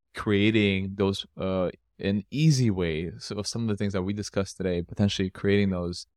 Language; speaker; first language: English; native; English